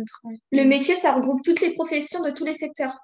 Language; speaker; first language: French; native; French